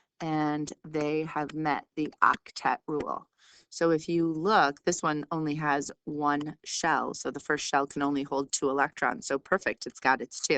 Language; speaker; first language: English; native; English